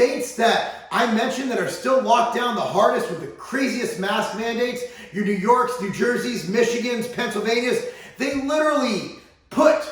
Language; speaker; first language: English; native; English